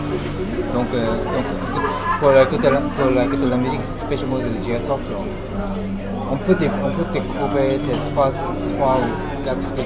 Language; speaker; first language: French; non-native, learner; Korean